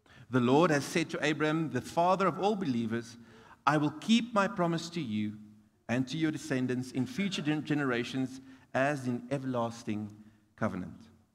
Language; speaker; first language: English; non-native, local second language; Afrikaans